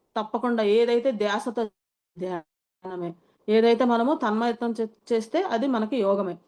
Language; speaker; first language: Telugu; native; Telugu